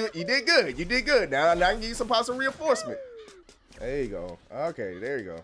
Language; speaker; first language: English; native; English